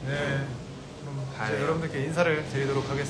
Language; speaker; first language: Korean; native; Korean